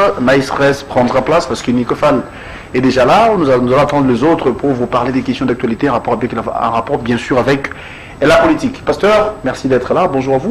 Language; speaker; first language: French; non-native, local second language; Lingala